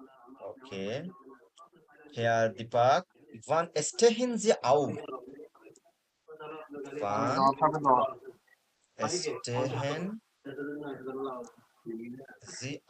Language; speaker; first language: German; non-native, fluent; Bangla